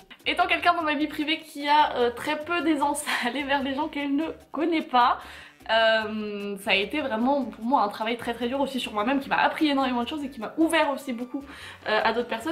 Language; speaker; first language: French; native; French